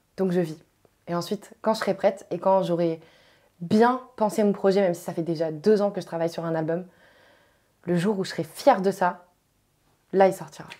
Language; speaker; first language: French; native; French